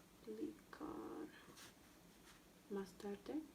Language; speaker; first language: Spanish; non-native, learner; Russian